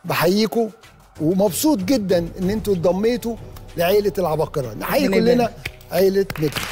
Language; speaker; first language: Arabic; native; Arabic